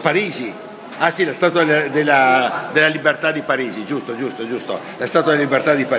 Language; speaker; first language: Italian; native; Italian